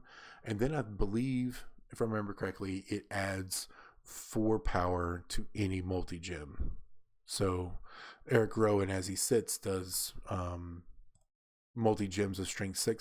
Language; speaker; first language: English; native; English